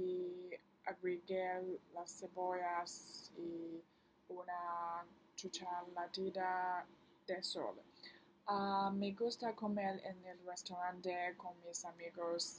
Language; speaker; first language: Spanish; non-native, learner; Chinese